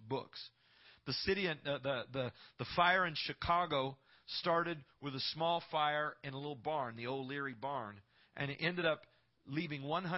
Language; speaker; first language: English; native; English